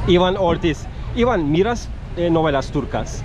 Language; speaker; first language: Spanish; non-native, learner; Turkish